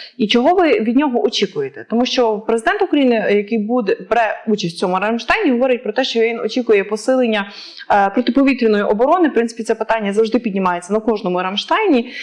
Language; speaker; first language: Ukrainian; native; Ukrainian